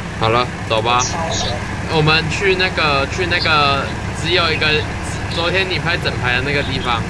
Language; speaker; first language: Chinese; native; Chinese